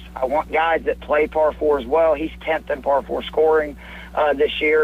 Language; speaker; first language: English; native; English